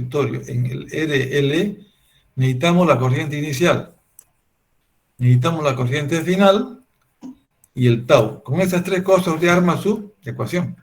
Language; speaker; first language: Spanish; native; Spanish